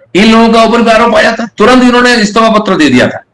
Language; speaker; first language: Hindi; non-native, local second language; Bangla